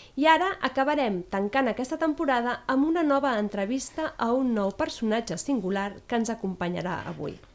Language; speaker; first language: Catalan; native; Catalan